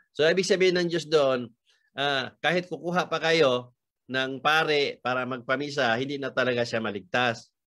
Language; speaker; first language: Filipino; native; Filipino